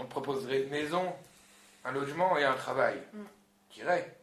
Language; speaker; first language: French; native; French